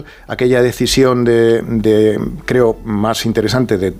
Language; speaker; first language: Spanish; native; Spanish